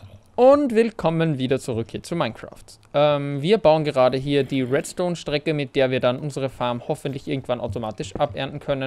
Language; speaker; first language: German; native; German